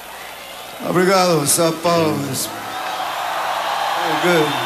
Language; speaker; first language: Portuguese; non-native, learner; English